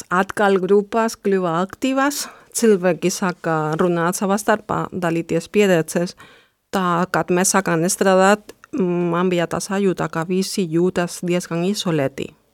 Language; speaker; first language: Latvian; non-native, fluent; Spanish